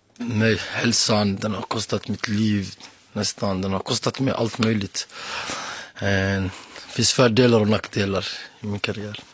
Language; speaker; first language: Swedish; early bilingual, other home language; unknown